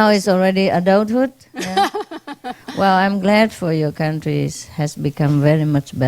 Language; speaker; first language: English; non-native, fluent; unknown